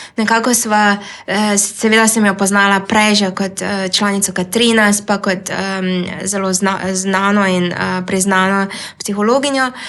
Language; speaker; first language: Slovenian; native; Slovenian